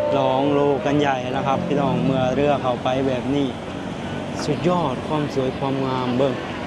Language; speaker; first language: Thai; non-native, local second language; Lao